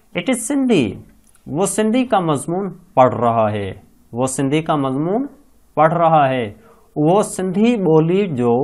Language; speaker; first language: Urdu; non-native, local second language; Sindhi